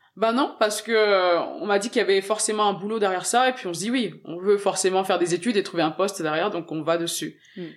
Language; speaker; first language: French; early bilingual, other home language; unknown